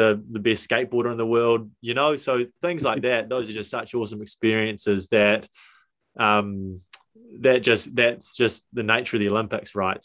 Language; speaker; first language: English; native; English